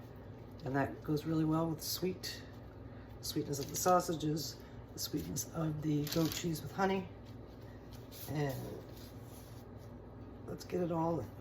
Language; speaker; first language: English; native; English